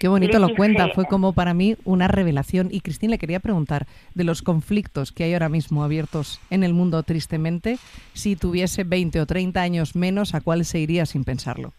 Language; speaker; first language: Spanish; native; Spanish